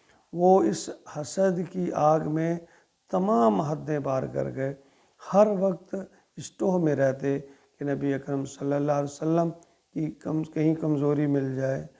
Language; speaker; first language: Urdu; native; Urdu